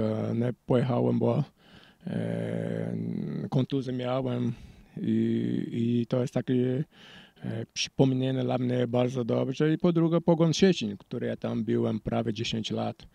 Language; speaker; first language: Polish; non-native, learner; Portuguese